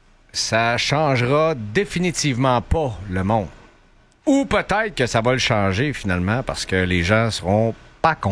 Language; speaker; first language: French; native; French